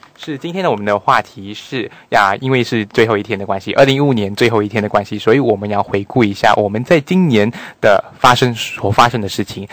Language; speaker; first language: Chinese; native; Chinese